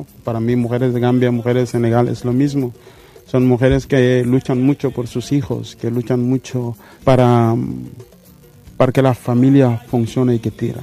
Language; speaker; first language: Spanish; non-native, fluent; Mandingo